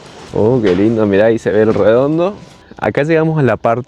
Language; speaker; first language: Spanish; native; Spanish